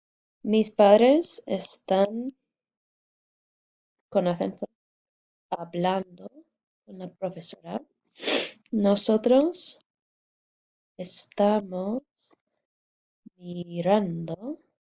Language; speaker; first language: Spanish; non-native, fluent; English